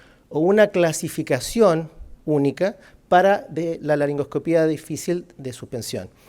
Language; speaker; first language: Spanish; native; Spanish